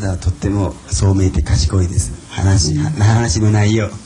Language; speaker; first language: Japanese; non-native, fluent; Chinese